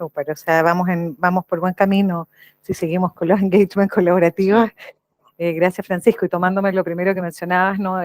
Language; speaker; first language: Spanish; native; Spanish